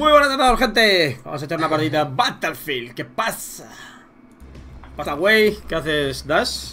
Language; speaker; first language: Spanish; native; Spanish